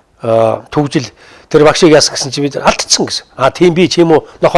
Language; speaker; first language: Mongolian; native; Mongolian